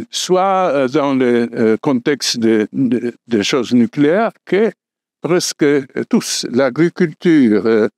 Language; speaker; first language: French; non-native, fluent; Polish